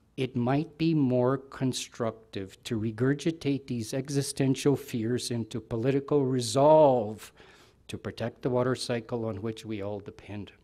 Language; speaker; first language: English; native; English